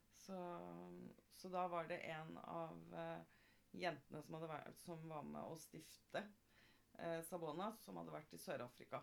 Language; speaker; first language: Norwegian; native; Norwegian